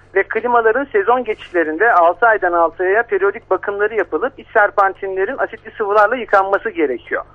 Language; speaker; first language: Turkish; native; Turkish